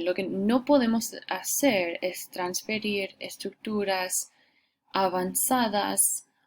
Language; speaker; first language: Spanish; non-native, fluent; English